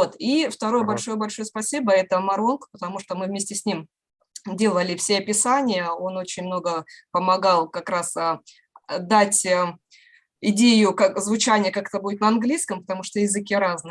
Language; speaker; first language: Russian; native; Russian